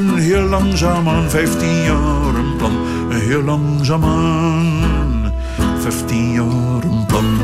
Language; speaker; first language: Dutch; native; Dutch